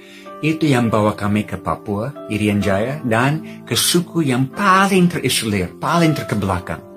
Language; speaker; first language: Indonesian; non-native, fluent; English